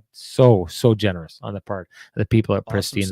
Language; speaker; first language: English; native; English